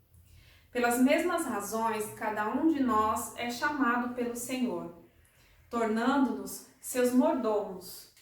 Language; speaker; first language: Portuguese; native; Portuguese